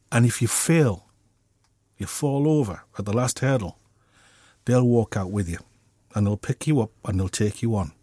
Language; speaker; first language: English; native; English